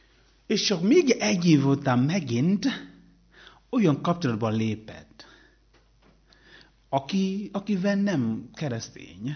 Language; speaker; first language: Hungarian; non-native, learner; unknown